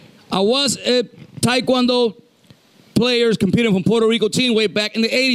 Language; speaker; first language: English; non-native, local second language; Spanish